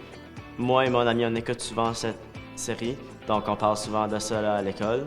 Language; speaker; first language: French; native; French